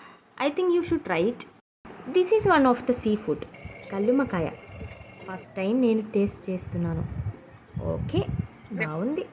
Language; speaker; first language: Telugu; non-native, learner; Malayalam